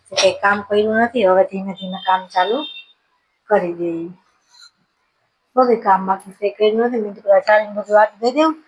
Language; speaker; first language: Gujarati; native; Gujarati